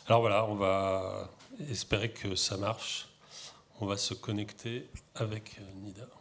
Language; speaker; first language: French; native; French